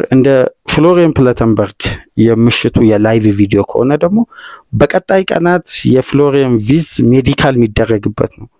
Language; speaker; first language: Amharic; native; Amharic